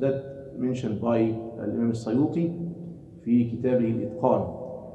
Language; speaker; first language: English; non-native, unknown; Arabic